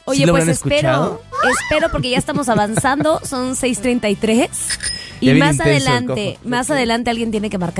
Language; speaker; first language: Spanish; native; Spanish